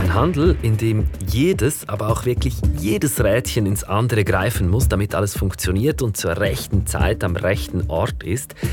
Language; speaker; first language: German; native; German